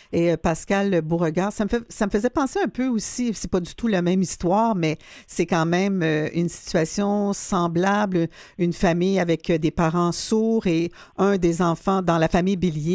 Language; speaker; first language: French; native; French